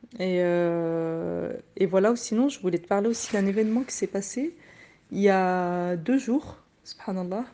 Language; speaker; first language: French; native; French